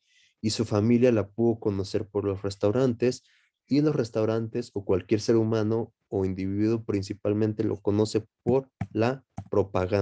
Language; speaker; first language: Spanish; native; Spanish